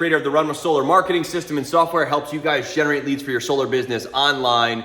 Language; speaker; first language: English; native; English